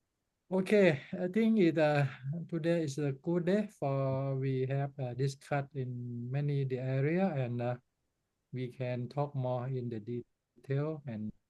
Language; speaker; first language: English; non-native, learner; Thai